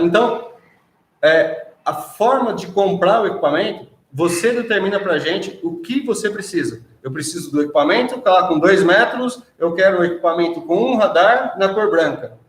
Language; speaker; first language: Portuguese; native; Portuguese